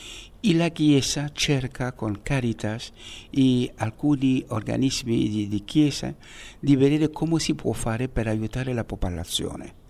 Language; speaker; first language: Italian; non-native, fluent; Haitian Creole